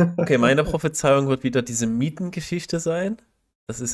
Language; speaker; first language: German; native; German